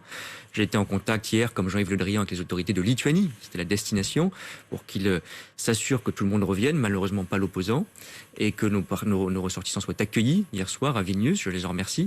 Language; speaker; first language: French; native; French